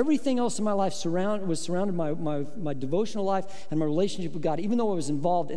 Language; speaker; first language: English; native; English